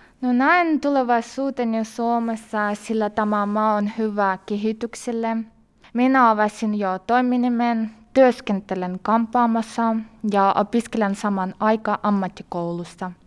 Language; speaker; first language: Finnish; non-native, learner; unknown